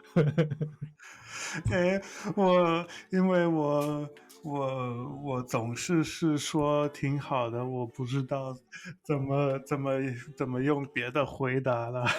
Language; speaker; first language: Chinese; non-native, fluent; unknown